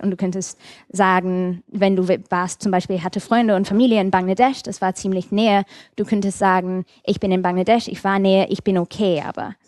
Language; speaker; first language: German; non-native, fluent; English